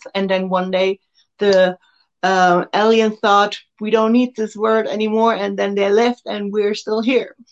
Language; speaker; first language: English; non-native, fluent; German